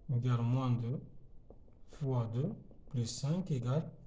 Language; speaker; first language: French; non-native, local second language; Arabic